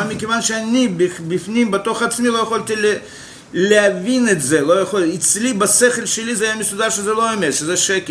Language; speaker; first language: Hebrew; non-native, fluent; Russian